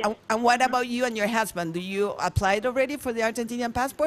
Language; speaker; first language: English; non-native, learner; Spanish